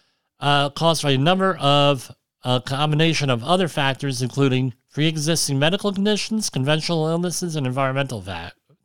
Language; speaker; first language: English; native; English